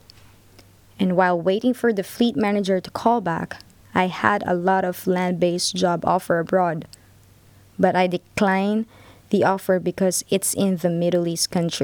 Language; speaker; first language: English; non-native, local second language; Filipino